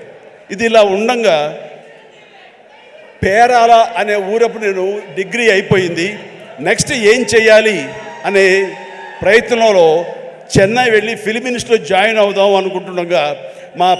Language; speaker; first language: Telugu; native; Telugu